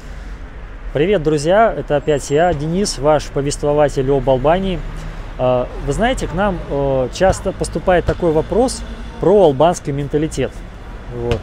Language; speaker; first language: Russian; native; Russian